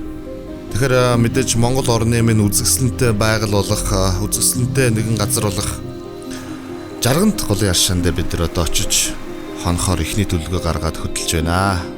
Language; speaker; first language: Mongolian; native; Mongolian